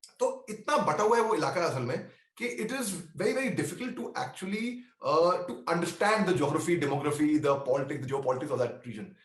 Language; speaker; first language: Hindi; native; Hindi